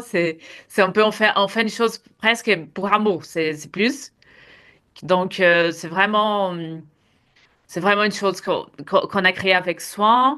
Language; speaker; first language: French; non-native, fluent; Portuguese